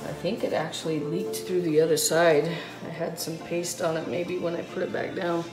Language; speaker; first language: English; native; English